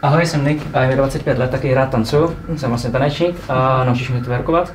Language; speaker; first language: Czech; early bilingual, other home language; Vietnamese